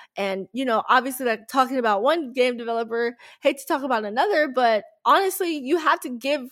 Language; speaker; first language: English; native; English